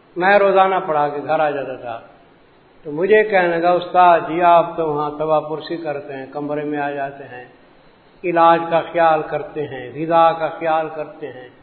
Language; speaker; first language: Urdu; non-native, local second language; Punjabi